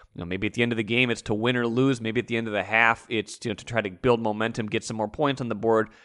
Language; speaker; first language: English; native; English